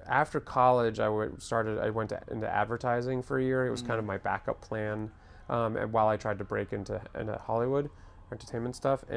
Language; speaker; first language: English; native; English